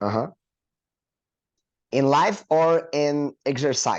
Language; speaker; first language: English; non-native, learner; Portuguese